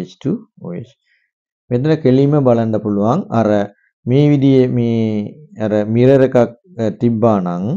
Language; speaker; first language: Sinhala; non-native, local second language; Tamil